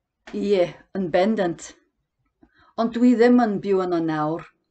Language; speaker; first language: Welsh; non-native, learner; English